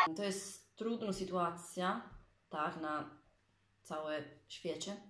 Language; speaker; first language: Polish; non-native, learner; Italian